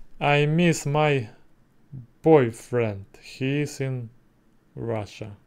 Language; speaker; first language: English; non-native, learner; Russian